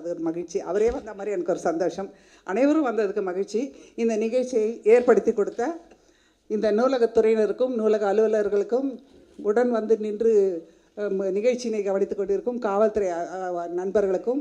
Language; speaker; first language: Tamil; native; Tamil